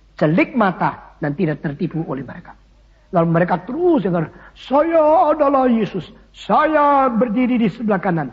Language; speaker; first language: Indonesian; early bilingual, other home language; Min Nan Chinese